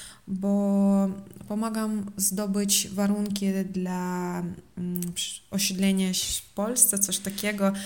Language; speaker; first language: Polish; non-native, learner; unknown